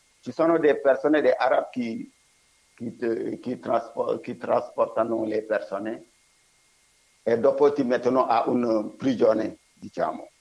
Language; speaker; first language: Italian; non-native, learner; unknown